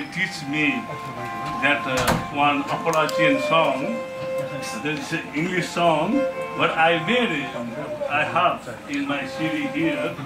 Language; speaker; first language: English; non-native, learner; Nepali